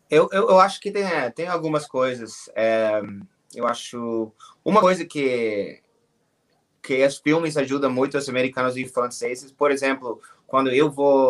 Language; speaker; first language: Portuguese; non-native, learner; English